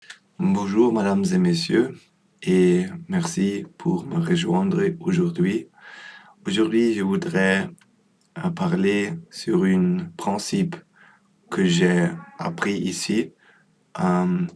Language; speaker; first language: French; non-native, learner; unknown